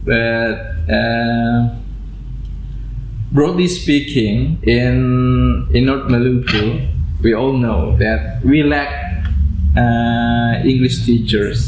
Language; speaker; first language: English; non-native, fluent; Indonesian